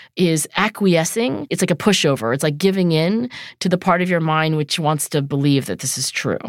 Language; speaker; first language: English; early bilingual, other home language; Chinese